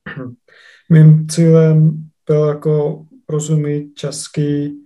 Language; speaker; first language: Czech; non-native, fluent; Estonian